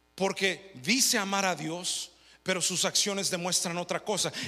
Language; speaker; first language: Spanish; early bilingual, heritage; Spanish